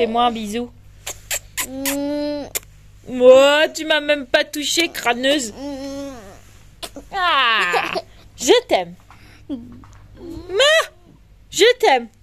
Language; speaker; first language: French; native; French